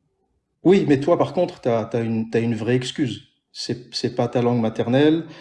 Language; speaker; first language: French; native; French